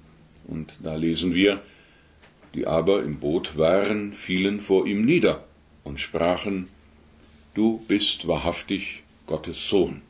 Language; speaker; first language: German; native; German